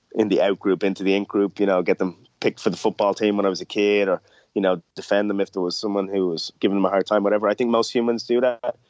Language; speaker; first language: English; native; English